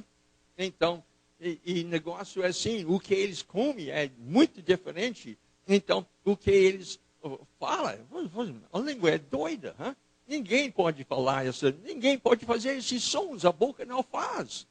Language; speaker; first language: Portuguese; non-native, fluent; English